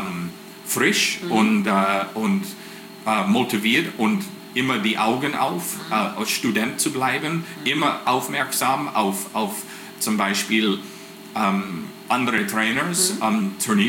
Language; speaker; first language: German; non-native, fluent; English